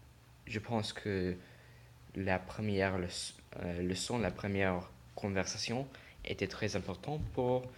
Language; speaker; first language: French; non-native, learner; English